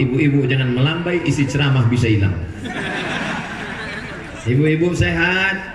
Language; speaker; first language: Indonesian; native; Indonesian